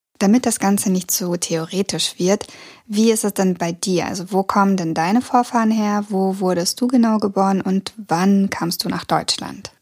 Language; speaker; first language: German; early bilingual, other home language; Russian